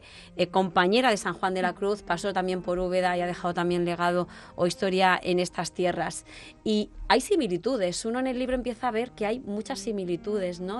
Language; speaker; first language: Spanish; native; Spanish